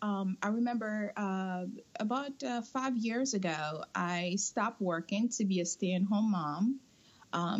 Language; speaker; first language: English; non-native, fluent; Haitian Creole